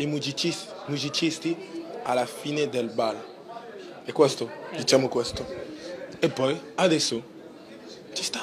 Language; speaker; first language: Italian; non-native, learner; French